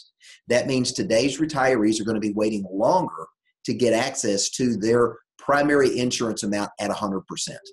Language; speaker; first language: English; native; English